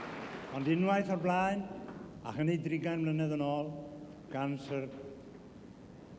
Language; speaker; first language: Welsh; native; Welsh